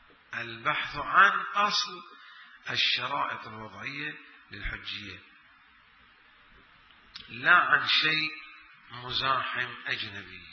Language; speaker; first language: Arabic; native; Arabic